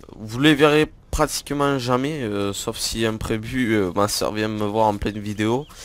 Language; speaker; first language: French; native; French